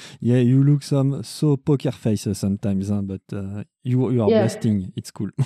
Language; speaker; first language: English; non-native, learner; French